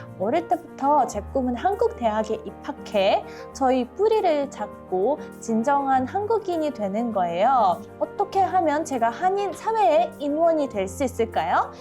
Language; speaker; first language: Korean; non-native, fluent; Russian